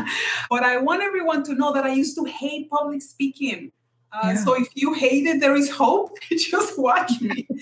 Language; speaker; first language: English; non-native, fluent; Spanish